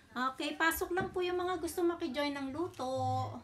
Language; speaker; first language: Filipino; native; Filipino